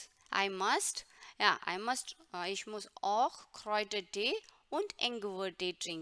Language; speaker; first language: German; non-native, fluent; Hindi